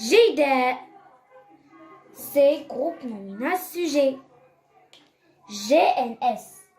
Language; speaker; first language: French; non-native, local second language; Arabic